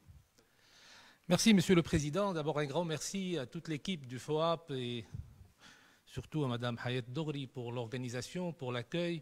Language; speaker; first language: French; non-native, local second language; Arabic